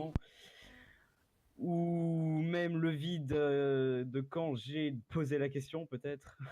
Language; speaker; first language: French; native; French